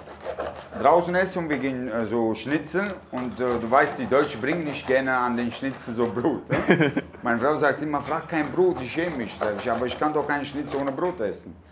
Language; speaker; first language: German; non-native, fluent; Italian